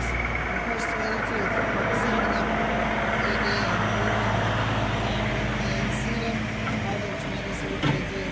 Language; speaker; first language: English; native; English